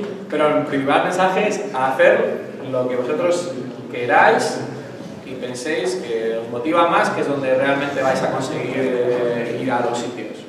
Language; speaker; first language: Spanish; native; Spanish